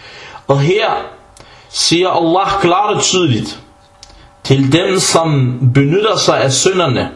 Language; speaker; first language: Danish; early bilingual, other home language; Arabic